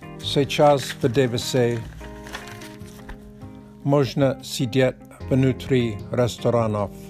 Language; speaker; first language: Russian; non-native, learner; English